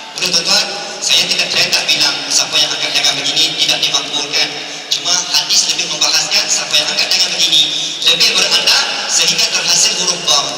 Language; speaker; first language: Malay; native; Malay